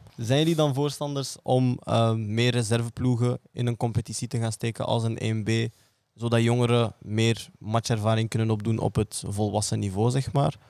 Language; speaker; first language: Dutch; native; Dutch